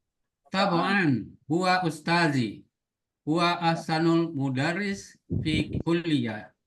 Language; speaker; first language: Arabic; non-native, learner; Indonesian